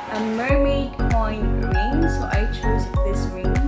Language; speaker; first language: English; non-native, local second language; Cebuano